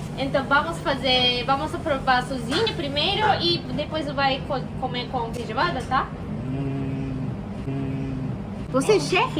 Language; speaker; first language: Portuguese; non-native, learner; Japanese